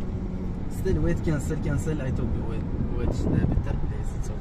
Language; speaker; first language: English; non-native, learner; Arabic